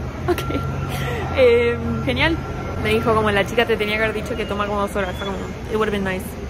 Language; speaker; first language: Spanish; native; Spanish